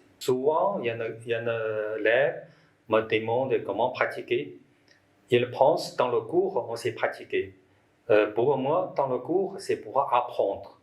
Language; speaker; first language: French; non-native, learner; Chinese